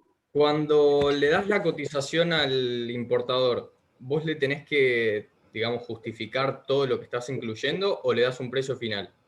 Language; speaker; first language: Spanish; native; Spanish